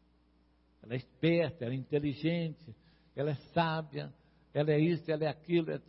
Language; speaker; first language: Portuguese; native; Portuguese